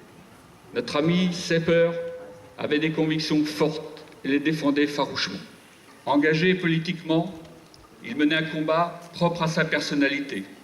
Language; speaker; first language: French; native; French